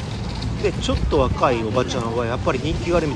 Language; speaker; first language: Japanese; native; Japanese